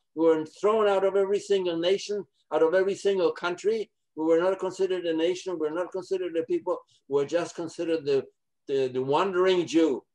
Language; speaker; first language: English; non-native, fluent; Polish